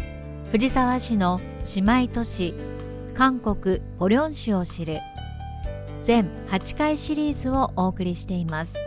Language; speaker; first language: Japanese; native; Japanese